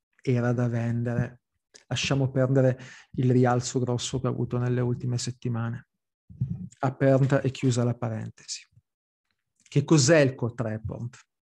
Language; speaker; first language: Italian; early bilingual, heritage; Italian